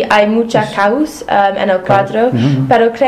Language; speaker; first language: Spanish; non-native, fluent; English